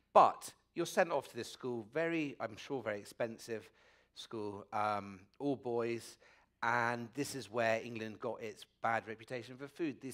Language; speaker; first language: English; native; English